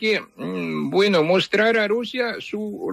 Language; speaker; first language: Spanish; non-native, fluent; Ukrainian